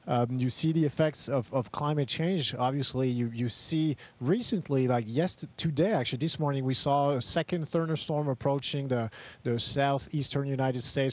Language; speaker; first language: English; non-native, fluent; French